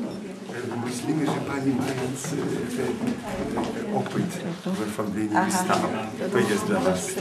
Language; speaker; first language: Polish; early bilingual, heritage; Polish